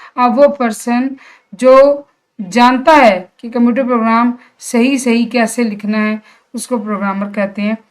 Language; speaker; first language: Urdu; non-native, local second language; Punjabi